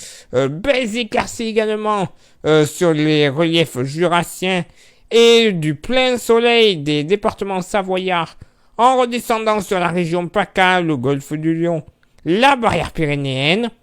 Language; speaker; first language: French; native; French